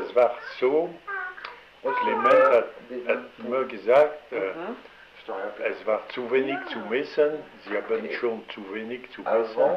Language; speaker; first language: German; non-native, learner; French